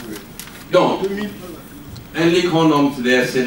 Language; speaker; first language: Swedish; non-native, learner; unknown